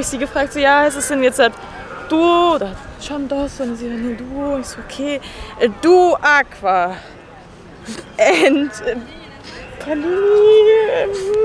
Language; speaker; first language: German; native; German